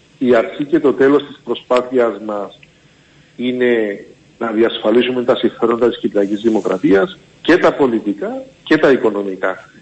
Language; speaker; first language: Greek; native; Greek